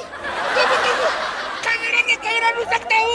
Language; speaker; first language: Indonesian; early bilingual, other home language; Japanese